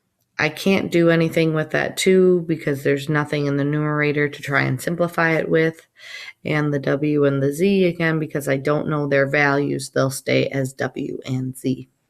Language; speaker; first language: English; native; English